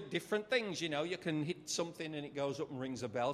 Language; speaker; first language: English; native; English